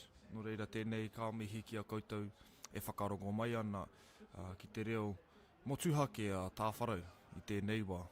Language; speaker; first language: Māori; non-native, local second language; English